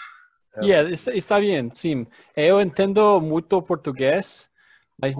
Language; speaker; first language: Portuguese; non-native, learner; English